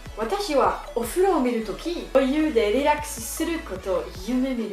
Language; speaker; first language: Japanese; non-native, learner; French